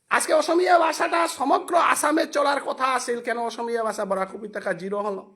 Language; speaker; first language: Bangla; non-native, local second language; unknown